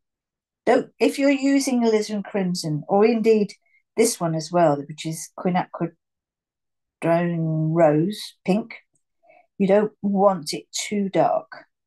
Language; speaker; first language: English; native; English